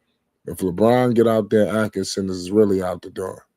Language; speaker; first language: English; native; English